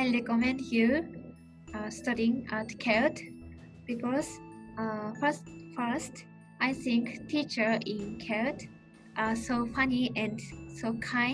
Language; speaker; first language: English; non-native, learner; Japanese